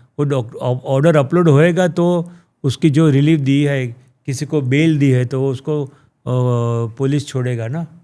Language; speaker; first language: Hindi; non-native, local second language; Gujarati